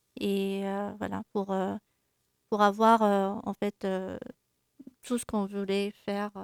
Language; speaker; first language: French; non-native, local second language; Arabic